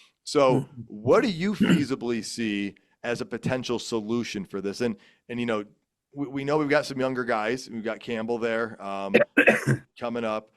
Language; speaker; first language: English; native; English